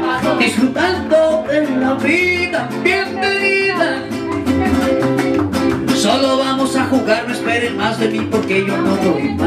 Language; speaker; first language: Spanish; native; Spanish